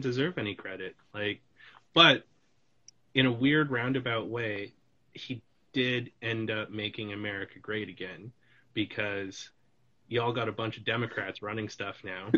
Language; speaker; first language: English; native; English